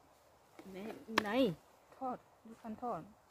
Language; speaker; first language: Swedish; non-native, learner; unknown